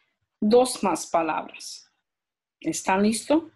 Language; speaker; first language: Spanish; early bilingual, heritage; Spanish